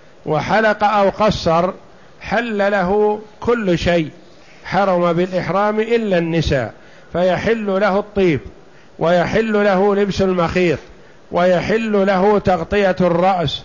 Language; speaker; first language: Arabic; native; Arabic